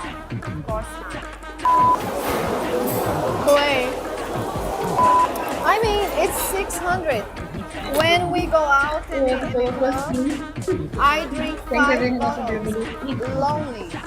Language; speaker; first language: English; non-native, learner; Portuguese